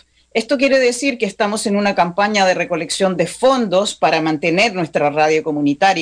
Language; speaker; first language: Spanish; native; Spanish